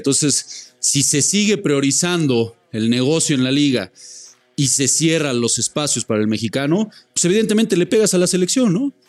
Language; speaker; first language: Spanish; native; Spanish